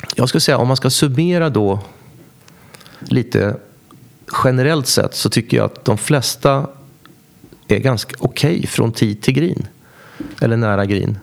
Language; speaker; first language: Swedish; native; Swedish